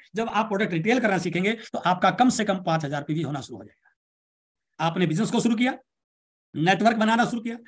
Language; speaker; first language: Hindi; native; Hindi